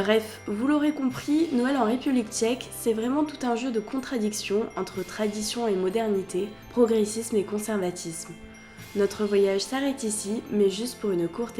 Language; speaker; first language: French; native; French